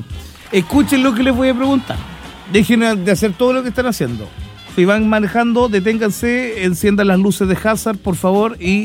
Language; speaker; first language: Spanish; native; Spanish